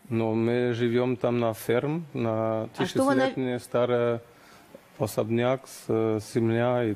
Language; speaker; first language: Russian; non-native, learner; German